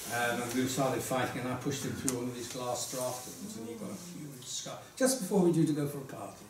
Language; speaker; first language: English; early bilingual, other home language; Dutch